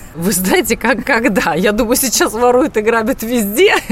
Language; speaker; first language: Russian; native; Russian